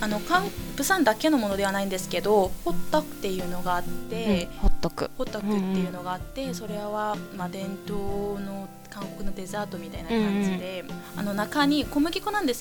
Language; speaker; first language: Japanese; non-native, fluent; Korean